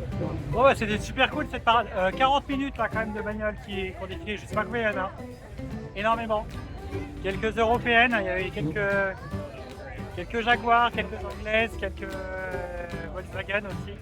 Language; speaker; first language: French; native; French